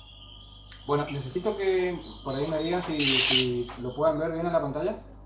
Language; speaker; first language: Spanish; native; Spanish